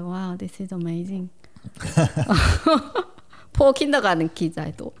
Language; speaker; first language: English; non-native, fluent; Korean